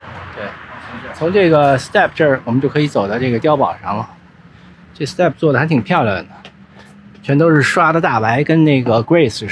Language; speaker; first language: Chinese; native; Chinese